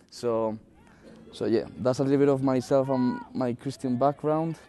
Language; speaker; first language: English; non-native, fluent; Spanish